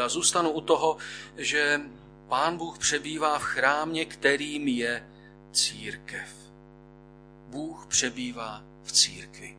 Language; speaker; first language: Czech; native; Czech